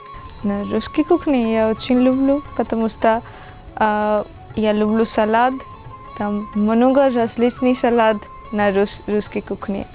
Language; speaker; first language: Russian; non-native, learner; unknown